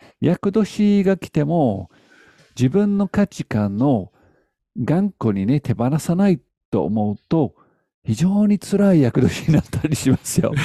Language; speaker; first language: Japanese; non-native, fluent; English